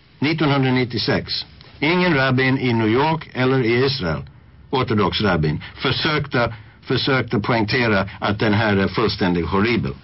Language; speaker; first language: Swedish; non-native, fluent; English